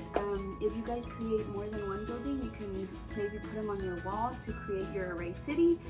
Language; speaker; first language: English; early bilingual, other home language; Spanish